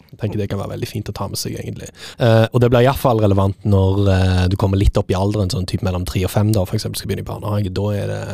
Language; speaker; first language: Norwegian; native; Norwegian